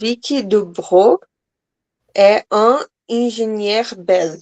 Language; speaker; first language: French; non-native, learner; Portuguese